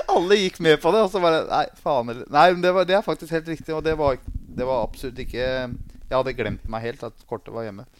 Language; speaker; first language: Norwegian; early bilingual, other home language; Persian